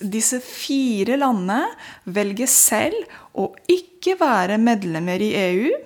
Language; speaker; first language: Norwegian; non-native, fluent; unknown